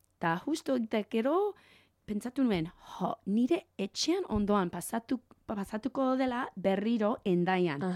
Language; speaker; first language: Basque; non-native, learner; English